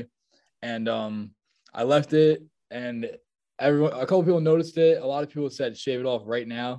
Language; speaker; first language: English; native; English